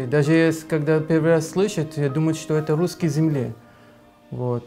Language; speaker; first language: Russian; non-native, learner; Arabic